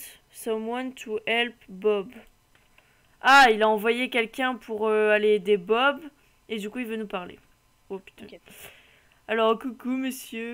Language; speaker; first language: French; native; French